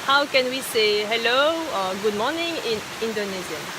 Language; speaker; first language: English; non-native, learner; French